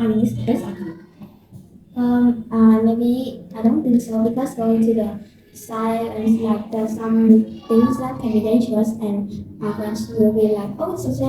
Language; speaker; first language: English; non-native, learner; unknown